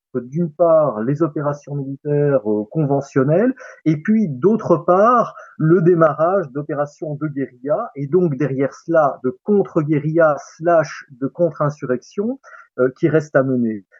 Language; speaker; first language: French; native; French